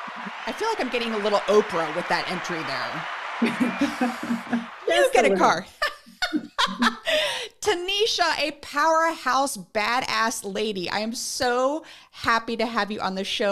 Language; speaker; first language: English; native; English